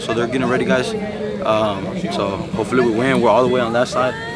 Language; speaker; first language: English; early bilingual, other home language; Spanish